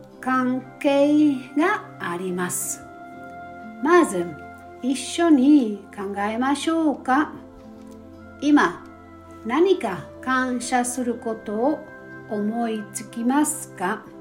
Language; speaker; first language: Japanese; non-native, fluent; German